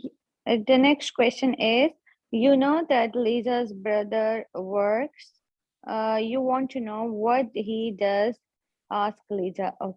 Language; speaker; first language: English; non-native, learner; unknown